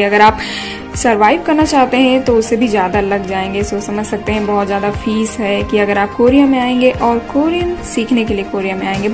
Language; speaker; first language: Hindi; native; Hindi